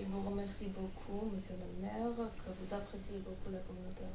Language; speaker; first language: French; non-native, fluent; Armenian